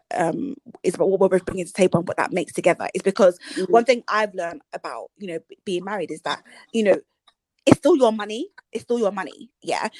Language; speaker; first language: English; early bilingual, other home language; Yoruba